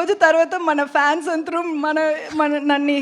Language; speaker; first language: Telugu; non-native, learner; Tamil